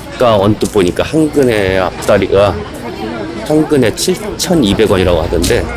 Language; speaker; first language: Korean; native; Korean